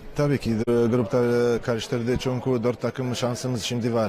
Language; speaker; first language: Turkish; non-native, fluent; Croatian